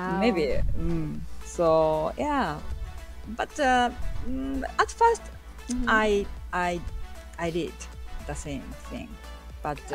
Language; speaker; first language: English; non-native, learner; Japanese